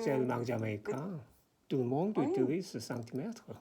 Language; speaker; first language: French; non-native, learner; Korean